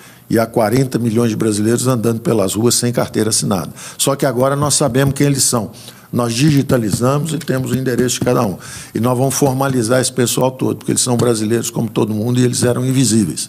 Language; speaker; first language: Portuguese; native; Portuguese